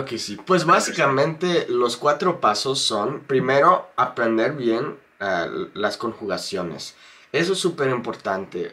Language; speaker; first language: Spanish; non-native, fluent; English